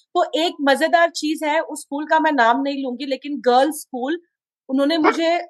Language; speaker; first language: Hindi; non-native, local second language; Konkani